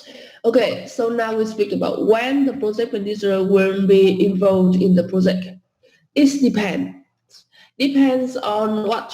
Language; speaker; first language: English; non-native, fluent; Vietnamese